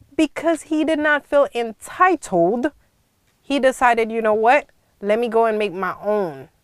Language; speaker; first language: English; early bilingual, other home language; Haitian Creole